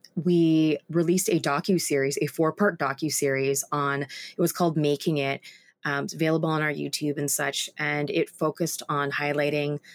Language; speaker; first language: English; native; English